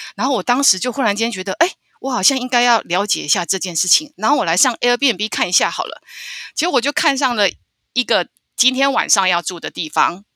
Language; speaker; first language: Chinese; native; Chinese